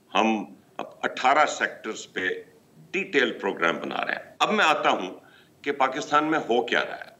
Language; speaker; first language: Urdu; early bilingual, heritage; Urdu